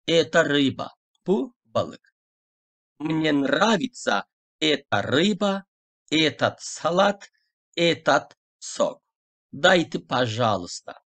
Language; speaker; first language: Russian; non-native, fluent; Turkish